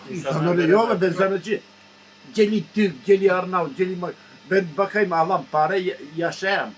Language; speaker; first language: Turkish; non-native, local second language; Albanian